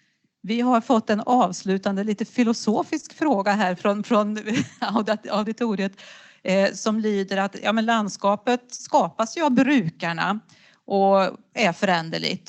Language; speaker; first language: Swedish; native; Swedish